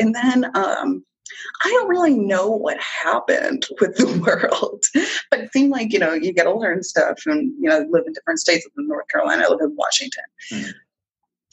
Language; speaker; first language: English; native; English